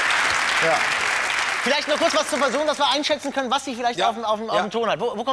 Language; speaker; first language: German; native; German